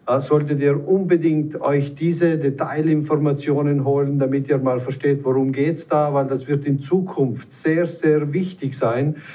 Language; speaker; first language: German; native; German